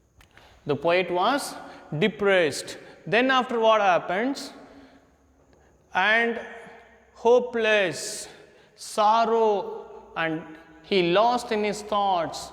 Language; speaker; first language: English; non-native, local second language; Hindi